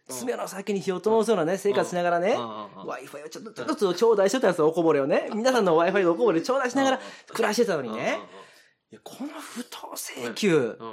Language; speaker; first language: Japanese; native; Japanese